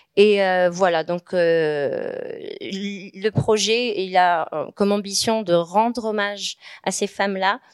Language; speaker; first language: French; non-native, local second language; Arabic